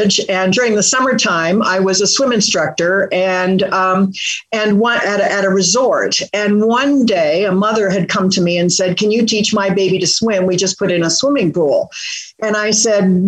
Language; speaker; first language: English; native; English